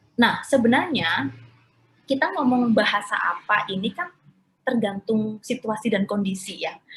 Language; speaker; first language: Indonesian; non-native, local second language; Javanese